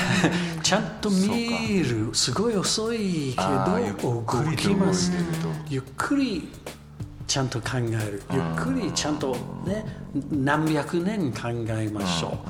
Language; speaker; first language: Japanese; non-native, learner; English